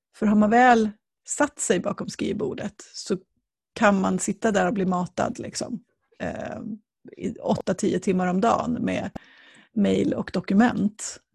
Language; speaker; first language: Swedish; native; Swedish